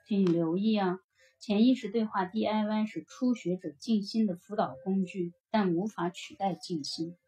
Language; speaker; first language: Chinese; native; Chinese